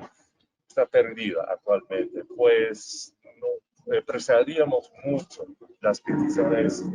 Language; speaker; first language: Spanish; non-native, fluent; English